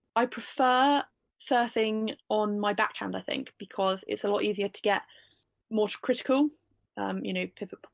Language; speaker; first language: English; native; English